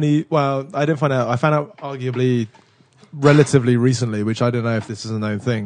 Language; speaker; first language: English; native; English